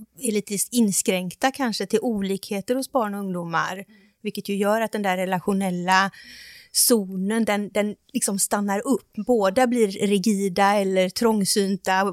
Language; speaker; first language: Swedish; native; Swedish